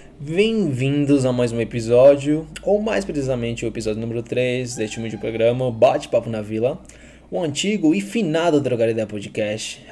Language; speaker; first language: Portuguese; early bilingual, other home language; Spanish